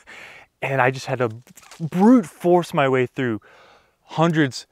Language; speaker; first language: English; native; English